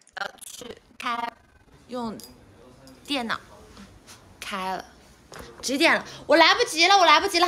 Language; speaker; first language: Chinese; native; Chinese